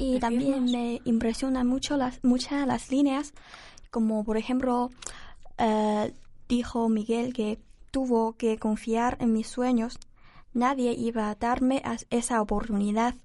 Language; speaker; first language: Spanish; non-native, learner; Chinese